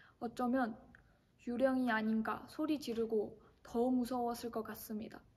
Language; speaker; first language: Korean; non-native, fluent; Chinese